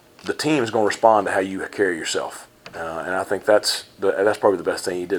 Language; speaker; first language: English; native; English